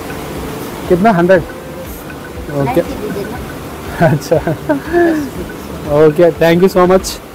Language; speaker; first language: Hindi; non-native, local second language; Telugu